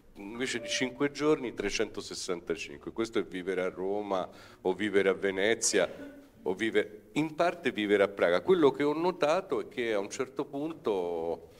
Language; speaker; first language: Italian; native; Italian